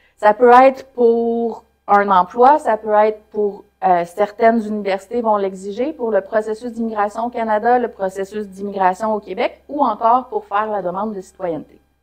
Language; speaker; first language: French; native; French